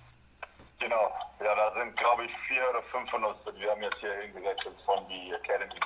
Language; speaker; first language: German; non-native, fluent; Afrikaans